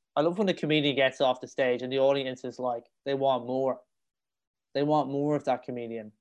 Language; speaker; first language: English; native; English